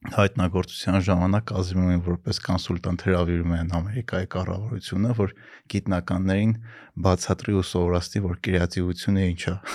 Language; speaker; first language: Armenian; native; Armenian